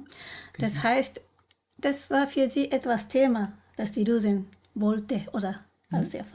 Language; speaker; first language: German; non-native, learner; Japanese